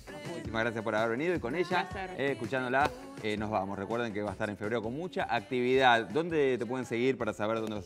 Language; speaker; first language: Spanish; native; Spanish